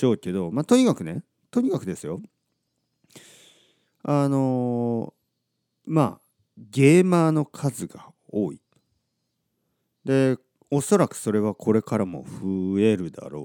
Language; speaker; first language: Japanese; native; Japanese